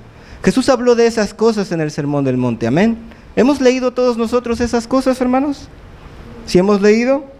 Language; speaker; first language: Spanish; native; Spanish